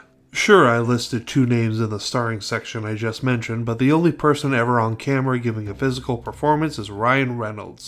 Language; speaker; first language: English; native; English